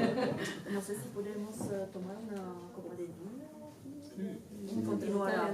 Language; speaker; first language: Spanish; non-native, fluent; Czech